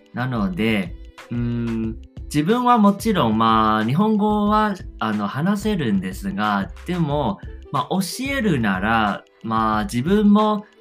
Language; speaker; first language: Japanese; non-native, fluent; Chinese